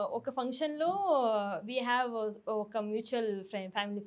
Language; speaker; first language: Telugu; non-native, learner; Tamil